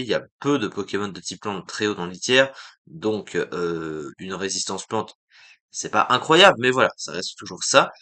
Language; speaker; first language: French; native; French